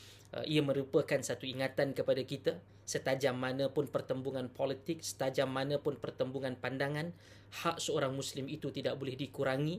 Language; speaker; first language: Malay; native; Malay